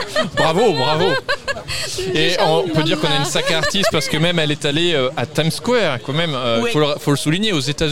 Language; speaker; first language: French; native; French